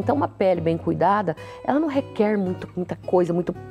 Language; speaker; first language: Portuguese; native; Portuguese